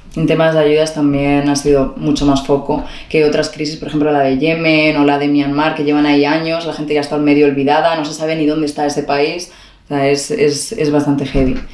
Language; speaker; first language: Spanish; native; Spanish